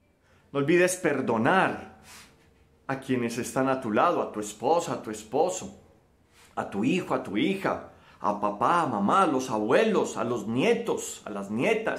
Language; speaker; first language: Spanish; native; Spanish